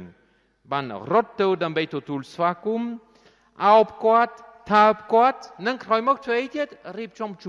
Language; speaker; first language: Khmer; non-native, fluent; French